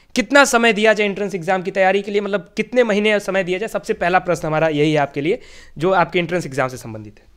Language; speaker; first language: Hindi; native; Hindi